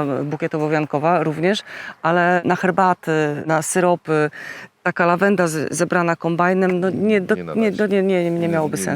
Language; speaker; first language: Polish; native; Polish